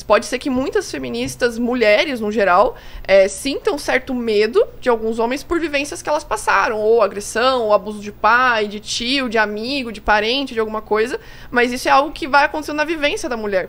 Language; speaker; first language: Portuguese; native; Portuguese